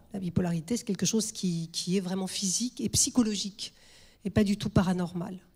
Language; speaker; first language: French; native; French